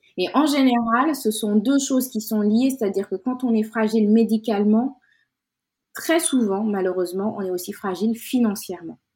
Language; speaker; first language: French; non-native, local second language; Wolof